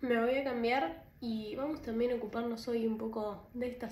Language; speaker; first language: Spanish; native; Spanish